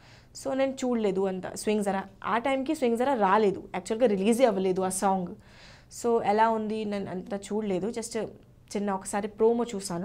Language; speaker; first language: Telugu; non-native, learner; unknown